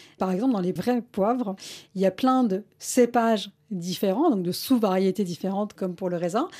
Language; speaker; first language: French; early bilingual, other home language; Malayalam